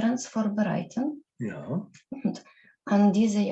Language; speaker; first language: German; non-native, learner; Russian